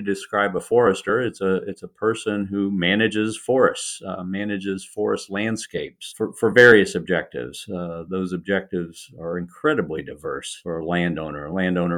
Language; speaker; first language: English; native; English